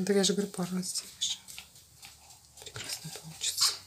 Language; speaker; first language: Russian; non-native, local second language; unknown